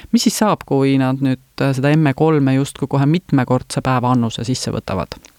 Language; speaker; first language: Estonian; native; Estonian